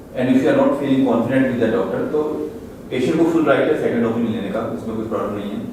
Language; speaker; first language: Hindi; non-native, local second language; Marathi